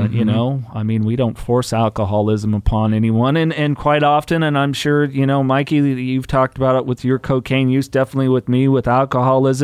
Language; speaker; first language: English; native; English